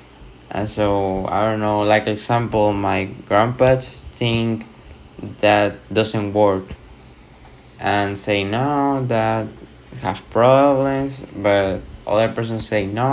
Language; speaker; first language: English; non-native, learner; Spanish